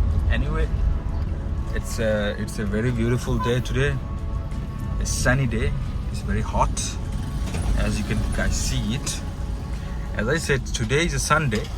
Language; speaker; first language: English; non-native, local second language; Bangla